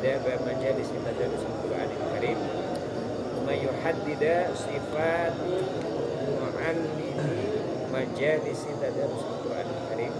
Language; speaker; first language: Arabic; non-native, fluent; Indonesian